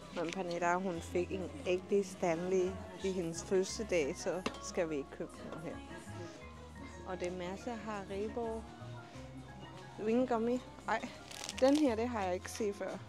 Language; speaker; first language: Danish; non-native, learner; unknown